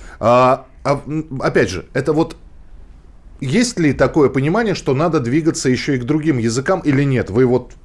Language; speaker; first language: Russian; native; Russian